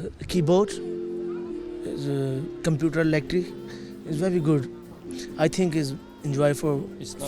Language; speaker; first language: English; non-native, learner; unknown